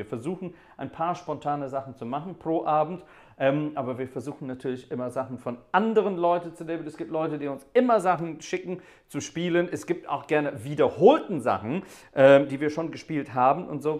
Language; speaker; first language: German; non-native, fluent; English